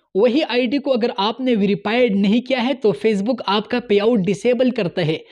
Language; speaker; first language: Urdu; native; Urdu